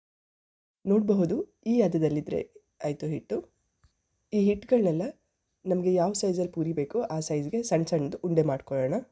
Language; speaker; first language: Kannada; native; Kannada